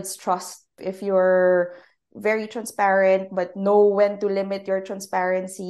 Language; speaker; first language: English; non-native, local second language; Filipino